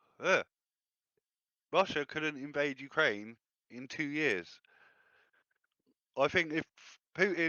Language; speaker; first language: English; native; English